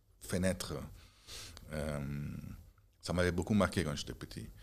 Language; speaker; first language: French; non-native, fluent; Italian